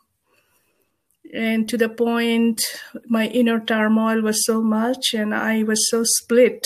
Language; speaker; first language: English; non-native, local second language; Bangla